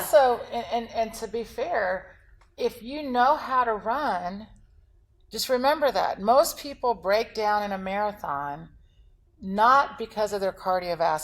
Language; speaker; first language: English; native; English